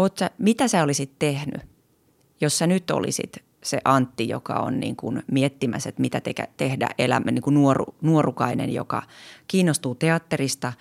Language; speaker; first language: Finnish; native; Finnish